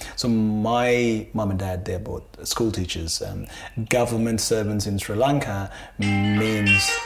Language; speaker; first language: English; non-native, local second language; Sinhala